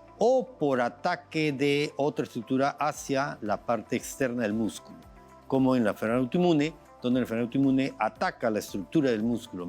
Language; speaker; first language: Spanish; native; Spanish